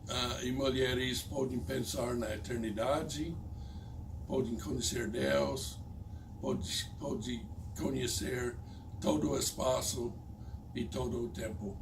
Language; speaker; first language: Portuguese; non-native, fluent; English